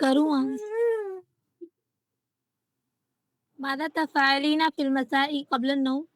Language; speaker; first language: Arabic; non-native, learner; Urdu